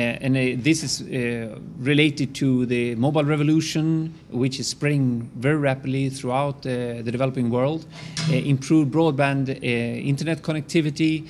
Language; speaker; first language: English; non-native, fluent; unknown